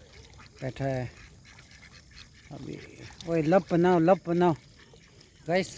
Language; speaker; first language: Hindi; non-native, local second language; Tibetan